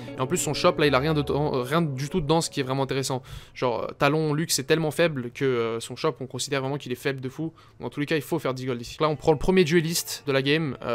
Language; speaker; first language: French; native; French